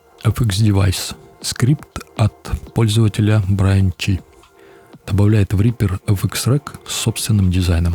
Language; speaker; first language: Russian; native; Russian